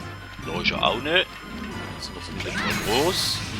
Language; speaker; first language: German; native; German